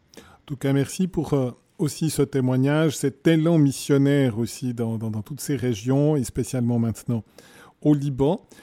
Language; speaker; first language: French; native; French